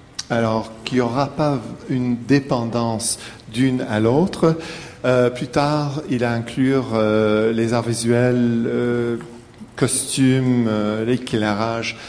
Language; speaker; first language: French; native; French